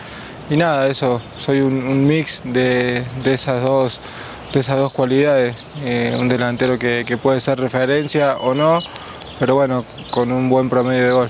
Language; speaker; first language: Spanish; native; Spanish